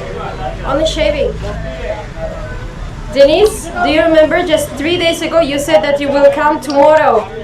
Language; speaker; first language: English; non-native, fluent; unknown